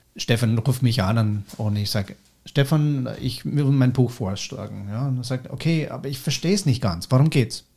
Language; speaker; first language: German; non-native, fluent; English